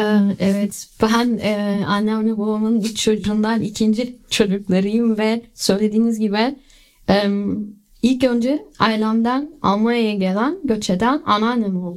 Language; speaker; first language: Turkish; early bilingual, other home language; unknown